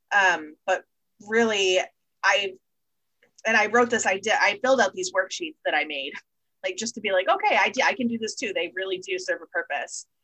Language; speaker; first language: English; native; English